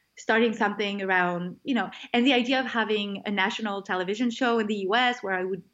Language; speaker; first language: English; non-native, fluent; French